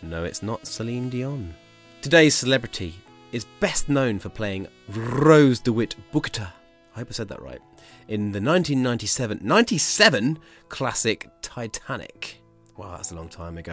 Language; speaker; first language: English; native; English